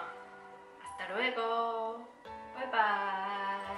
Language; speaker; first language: Spanish; non-native, learner; Japanese